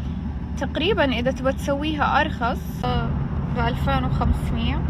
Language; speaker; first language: Arabic; native; Arabic